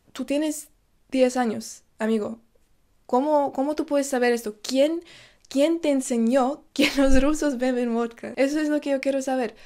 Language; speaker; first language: Spanish; non-native, fluent; Russian